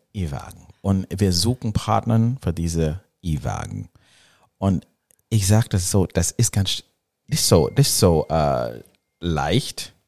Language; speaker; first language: German; non-native, learner; English